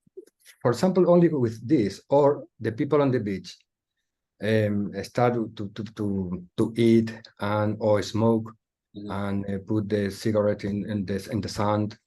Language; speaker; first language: English; non-native, learner; Spanish